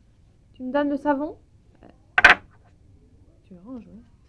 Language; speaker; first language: French; native; French